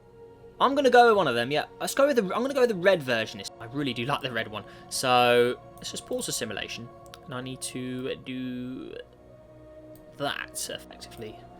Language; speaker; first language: English; native; English